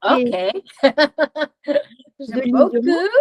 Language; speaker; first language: French; non-native, learner; English